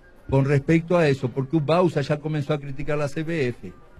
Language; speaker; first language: Portuguese; non-native, fluent; Spanish